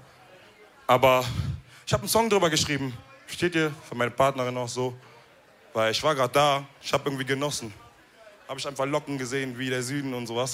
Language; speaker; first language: German; early bilingual, other home language; Wolof